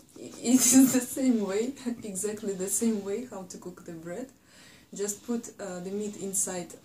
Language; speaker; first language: English; non-native, fluent; Russian